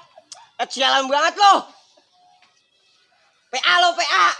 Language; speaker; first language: Indonesian; native; Indonesian